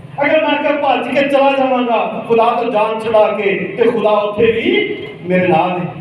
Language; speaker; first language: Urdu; non-native, local second language; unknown